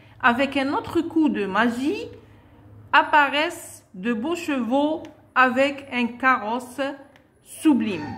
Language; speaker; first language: French; non-native, local second language; Arabic